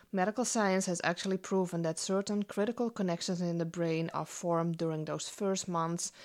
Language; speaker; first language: English; non-native, fluent; Dutch